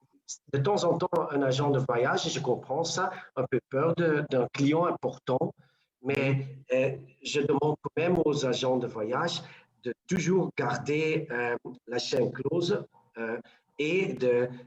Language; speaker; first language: French; non-native, local second language; Dutch